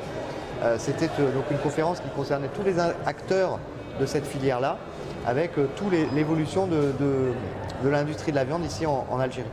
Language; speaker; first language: French; native; French